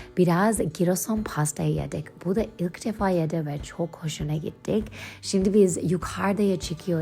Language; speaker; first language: Turkish; non-native, learner; English